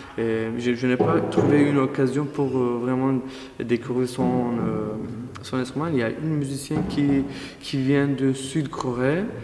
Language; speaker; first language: French; non-native, fluent; Kurdish